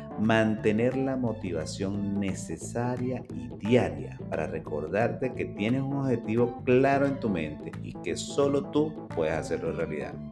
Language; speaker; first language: Spanish; native; Spanish